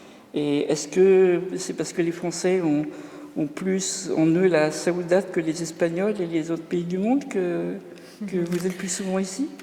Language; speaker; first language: French; native; French